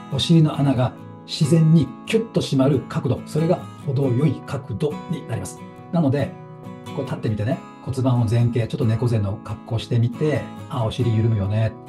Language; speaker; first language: Japanese; native; Japanese